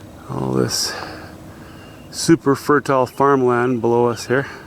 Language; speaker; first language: English; native; English